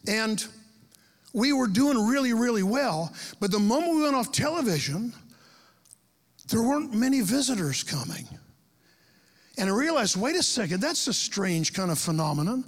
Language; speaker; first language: English; native; English